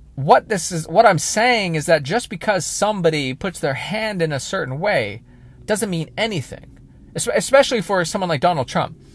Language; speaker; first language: English; native; English